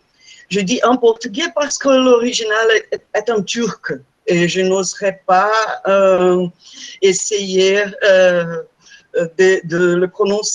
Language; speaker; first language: French; non-native, fluent; Portuguese